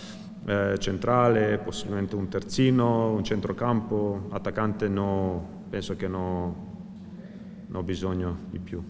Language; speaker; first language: Italian; non-native, fluent; Croatian